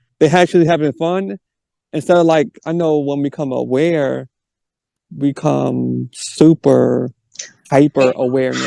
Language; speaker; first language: English; native; English